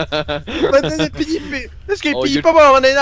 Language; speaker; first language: Swedish; native; Swedish